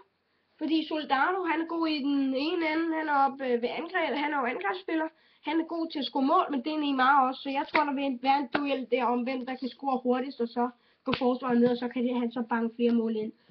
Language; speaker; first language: Danish; native; Danish